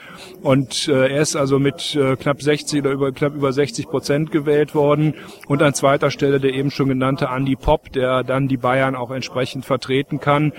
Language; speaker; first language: German; native; German